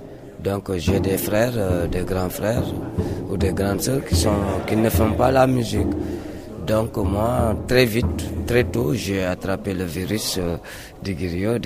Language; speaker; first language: French; non-native, local second language; Mandingo